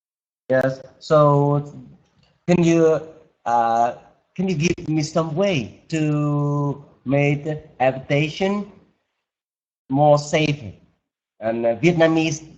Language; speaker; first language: English; non-native, learner; Vietnamese